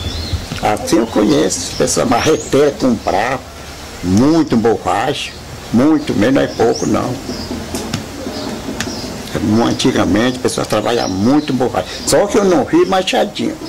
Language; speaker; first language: Portuguese; non-native, local second language; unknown